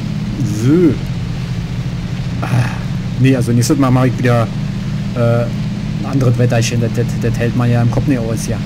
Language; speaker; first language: German; native; German